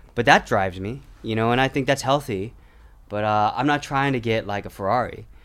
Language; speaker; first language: English; native; English